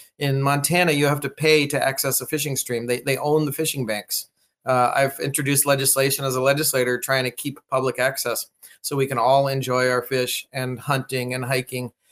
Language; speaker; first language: English; native; English